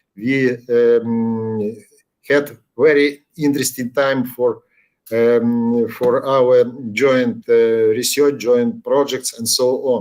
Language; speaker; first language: English; non-native, learner; Ukrainian